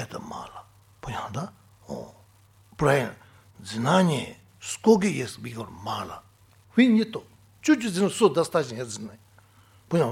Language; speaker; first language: Russian; non-native, fluent; Tibetan